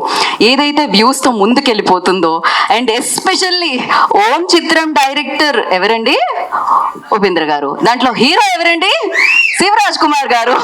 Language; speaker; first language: Telugu; native; Telugu